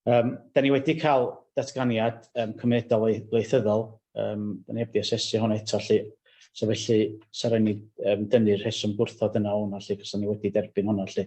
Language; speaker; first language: Welsh; native; Welsh